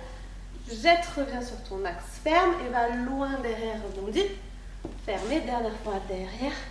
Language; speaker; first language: French; native; French